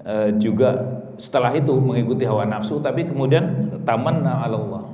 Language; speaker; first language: Indonesian; native; Indonesian